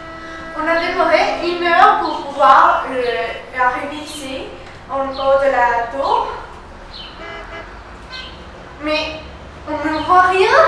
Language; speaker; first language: French; non-native, learner; Spanish